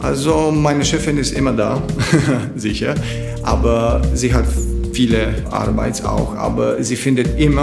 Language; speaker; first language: German; non-native, learner; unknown